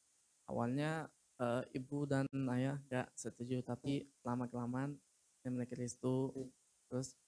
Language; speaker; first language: Indonesian; non-native, fluent; Uzbek